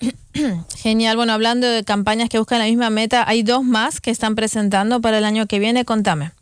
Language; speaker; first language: Spanish; native; Spanish